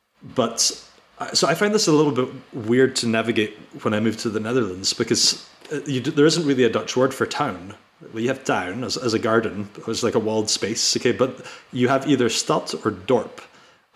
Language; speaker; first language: English; native; English